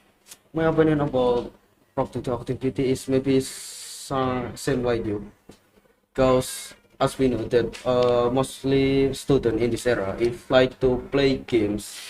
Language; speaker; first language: English; non-native, learner; Indonesian